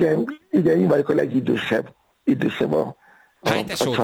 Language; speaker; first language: Hungarian; non-native, fluent; Yoruba